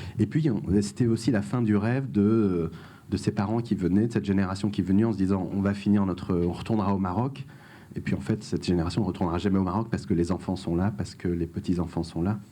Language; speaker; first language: French; early bilingual, other home language; Arabic